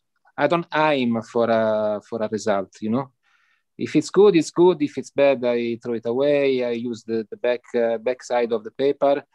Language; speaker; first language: English; non-native, fluent; Italian